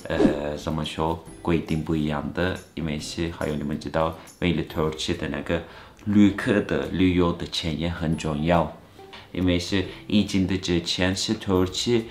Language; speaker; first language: Chinese; non-native, fluent; Turkish